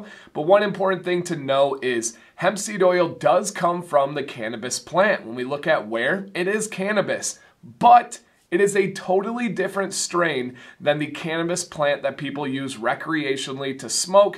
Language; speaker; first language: English; native; English